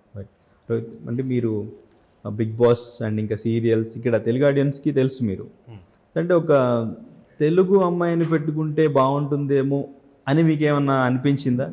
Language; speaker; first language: Telugu; native; Telugu